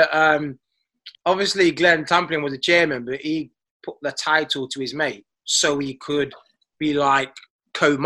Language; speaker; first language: English; native; English